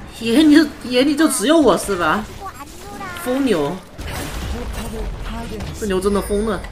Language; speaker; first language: Chinese; native; Chinese